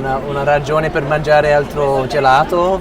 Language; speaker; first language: Italian; non-native, learner; English